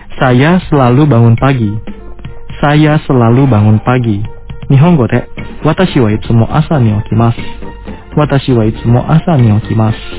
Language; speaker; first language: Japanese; non-native, fluent; Indonesian